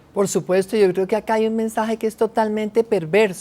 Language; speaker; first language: Spanish; native; Spanish